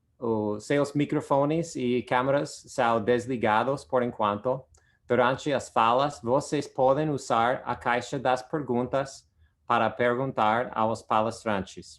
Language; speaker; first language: Portuguese; non-native, fluent; English